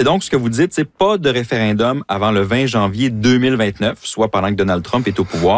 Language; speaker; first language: French; native; French